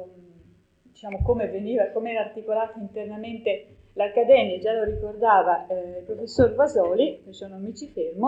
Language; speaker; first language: Italian; native; Italian